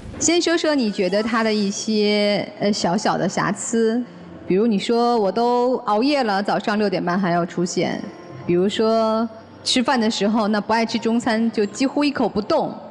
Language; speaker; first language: Chinese; native; Chinese